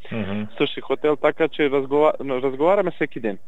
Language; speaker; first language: Bulgarian; non-native, learner; Serbian